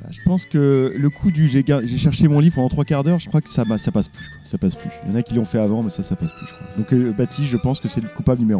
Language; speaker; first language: French; native; French